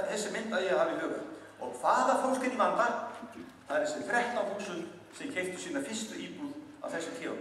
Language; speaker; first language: Icelandic; native; Icelandic